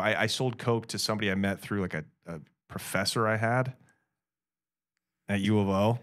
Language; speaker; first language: English; native; English